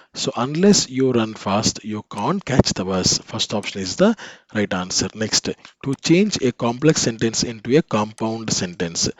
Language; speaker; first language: English; non-native, local second language; Telugu